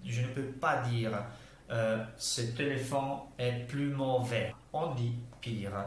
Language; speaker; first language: French; non-native, fluent; Italian